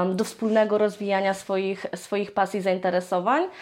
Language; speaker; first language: Polish; native; Polish